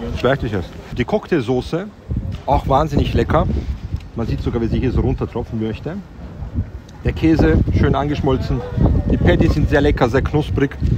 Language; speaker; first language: German; early bilingual, other home language; Bosnian